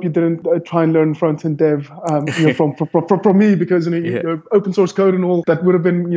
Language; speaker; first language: English; native; English